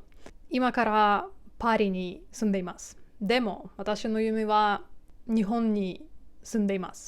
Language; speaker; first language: Japanese; non-native, learner; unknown